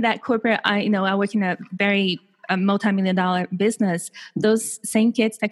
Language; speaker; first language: English; non-native, fluent; Portuguese